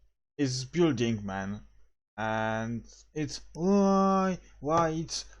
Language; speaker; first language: English; non-native, learner; Polish